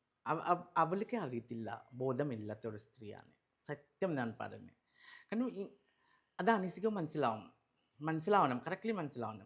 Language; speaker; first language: Malayalam; non-native, local second language; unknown